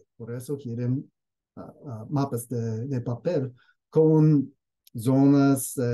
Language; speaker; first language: Spanish; non-native, fluent; English